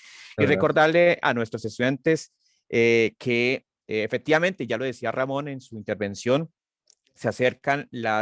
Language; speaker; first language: Spanish; native; Spanish